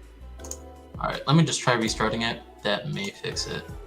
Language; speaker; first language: English; native; English